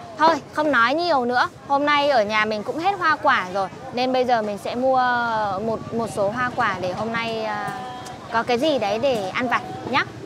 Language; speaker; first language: Vietnamese; native; Vietnamese